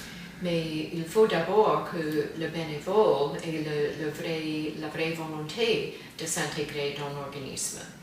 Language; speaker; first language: French; non-native, fluent; English